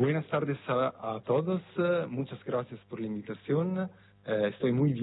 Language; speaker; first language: Spanish; non-native, fluent; Italian